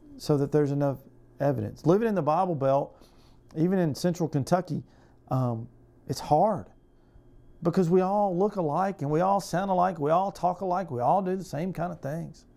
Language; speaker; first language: English; native; English